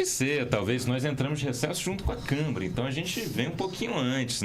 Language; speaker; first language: Portuguese; native; Portuguese